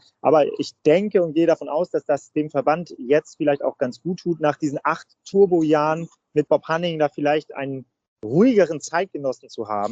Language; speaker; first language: German; native; German